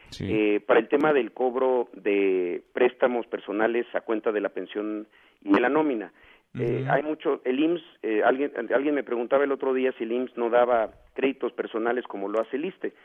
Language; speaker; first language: Spanish; native; Spanish